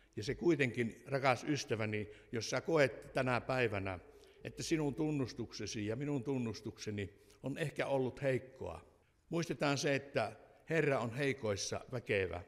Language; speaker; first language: Finnish; native; Finnish